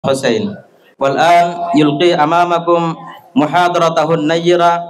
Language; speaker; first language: Arabic; non-native, learner; Bangla